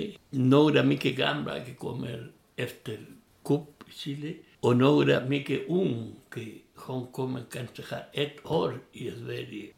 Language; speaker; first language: Swedish; non-native, learner; Spanish